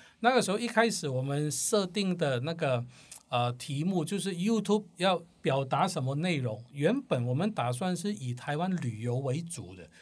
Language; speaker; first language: Chinese; non-native, local second language; Cantonese